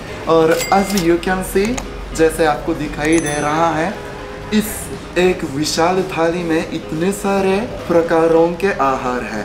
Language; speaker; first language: Hindi; non-native, fluent; Japanese